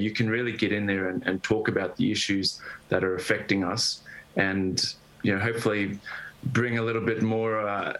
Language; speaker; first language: English; native; English